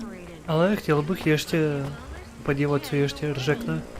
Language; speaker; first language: Czech; non-native, learner; Ukrainian